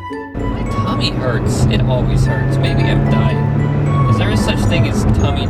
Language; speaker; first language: English; native; English